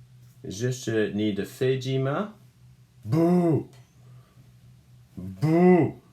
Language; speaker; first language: Chinese; non-native, fluent; English